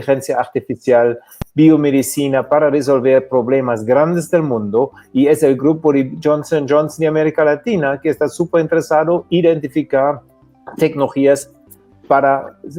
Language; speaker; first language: Spanish; non-native, fluent; German